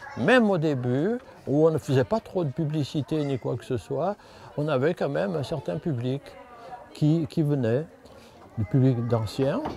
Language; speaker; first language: French; native; French